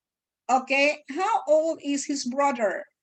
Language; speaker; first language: English; non-native, fluent; Spanish